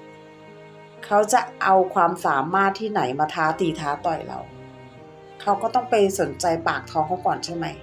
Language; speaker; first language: Thai; native; Thai